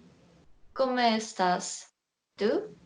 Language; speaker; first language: Spanish; non-native, learner; Korean